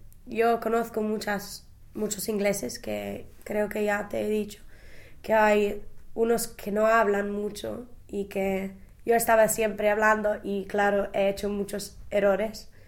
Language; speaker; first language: Spanish; non-native, fluent; English